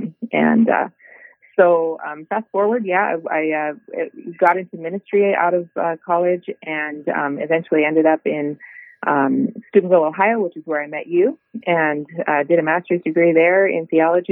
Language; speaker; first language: English; native; English